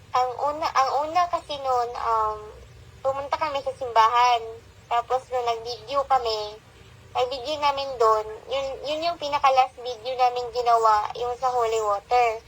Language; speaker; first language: Filipino; native; Filipino